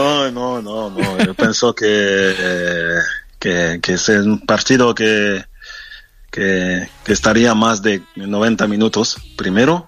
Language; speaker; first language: Spanish; non-native, fluent; French